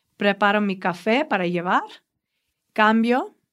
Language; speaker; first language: Spanish; early bilingual, heritage; Spanish